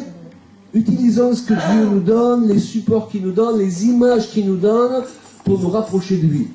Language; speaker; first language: French; native; French